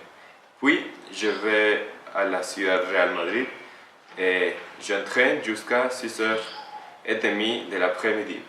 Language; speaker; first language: French; non-native, learner; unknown